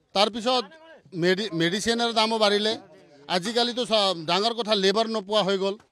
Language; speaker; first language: Assamese; non-native, local second language; Nepali